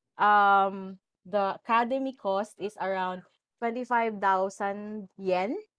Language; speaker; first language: English; non-native, local second language; Filipino